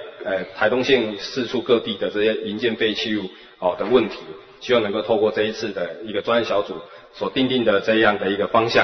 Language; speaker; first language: Chinese; native; Chinese